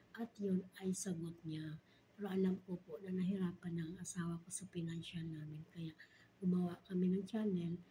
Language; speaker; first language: Filipino; non-native, local second language; Cebuano